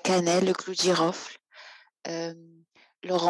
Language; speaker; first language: French; native; French